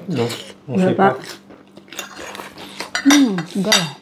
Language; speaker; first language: French; non-native, learner; Indonesian